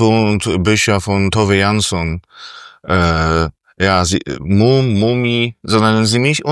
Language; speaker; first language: German; non-native, fluent; Polish